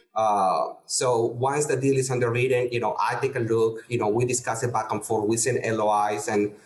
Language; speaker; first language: English; non-native, fluent; Spanish